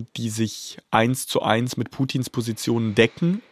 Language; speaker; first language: German; native; German